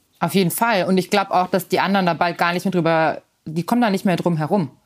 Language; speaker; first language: German; native; German